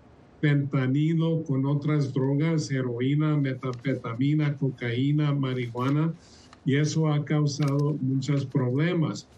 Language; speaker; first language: Spanish; early bilingual, heritage; Spanish